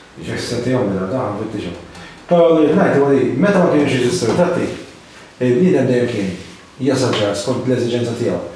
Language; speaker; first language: Maltese; native; Maltese